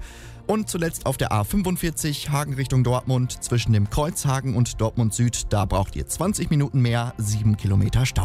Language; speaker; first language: German; native; German